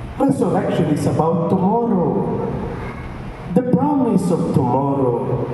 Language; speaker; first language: English; non-native, local second language; Filipino